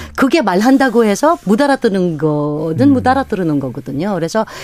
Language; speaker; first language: Korean; non-native, fluent; Filipino